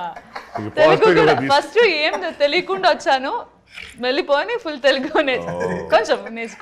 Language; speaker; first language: Telugu; non-native, learner; Malayalam